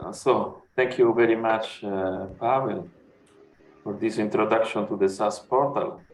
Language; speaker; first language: English; non-native, fluent; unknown